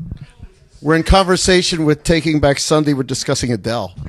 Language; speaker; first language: English; native; English